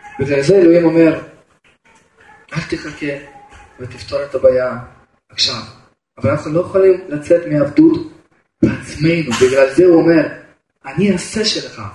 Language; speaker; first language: Hebrew; non-native, fluent; Russian